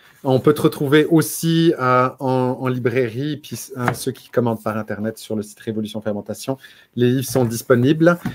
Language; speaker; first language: French; native; French